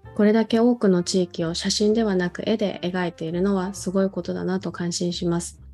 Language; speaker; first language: Japanese; non-native, fluent; Korean